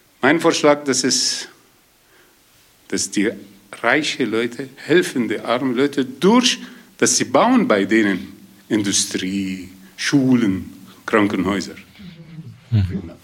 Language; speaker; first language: German; non-native, learner; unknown